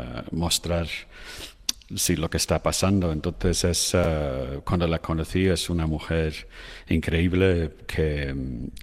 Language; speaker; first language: Spanish; non-native, fluent; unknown